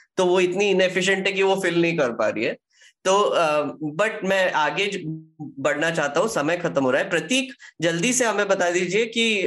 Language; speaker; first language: Hindi; native; Hindi